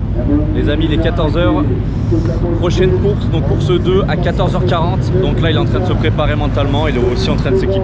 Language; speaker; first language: French; native; French